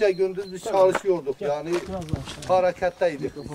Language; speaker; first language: Turkish; non-native, local second language; Kurdish